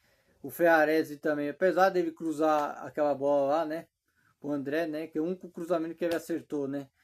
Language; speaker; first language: Portuguese; native; Portuguese